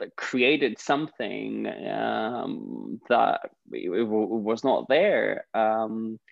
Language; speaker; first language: English; non-native, fluent; Greek